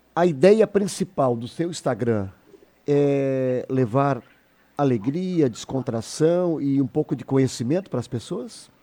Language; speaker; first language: Portuguese; native; Portuguese